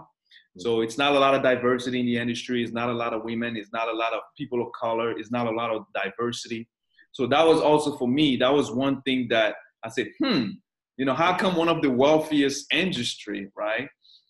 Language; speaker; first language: English; non-native, fluent; French